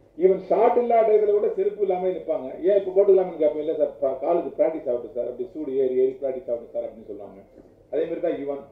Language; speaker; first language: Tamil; native; Tamil